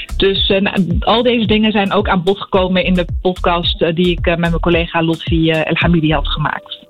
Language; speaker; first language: Dutch; early bilingual, other home language; Arabic